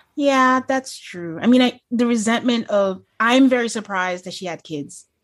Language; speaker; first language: English; non-native, local second language; Yoruba